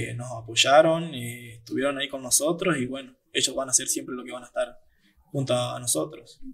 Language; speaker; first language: Spanish; native; Spanish